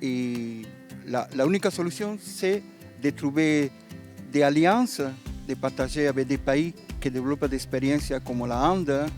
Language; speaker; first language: French; non-native, learner; Spanish